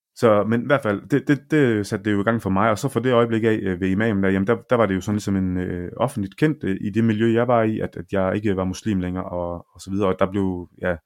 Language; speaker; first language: Danish; early bilingual, other home language; Arabic